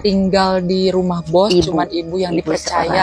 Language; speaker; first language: Indonesian; native; Indonesian